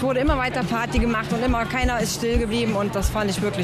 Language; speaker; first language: German; native; German